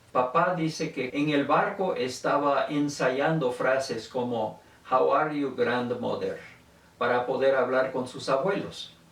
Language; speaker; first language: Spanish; native; Spanish